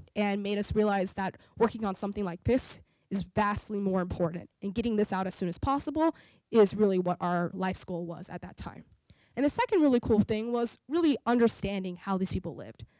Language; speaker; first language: English; native; English